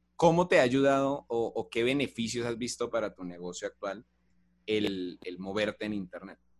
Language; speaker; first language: Spanish; native; Spanish